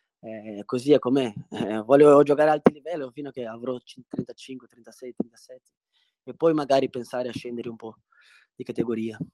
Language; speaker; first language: Italian; non-native, fluent; Portuguese